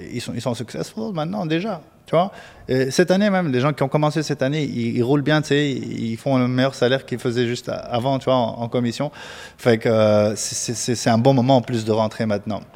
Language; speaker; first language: French; non-native, local second language; Arabic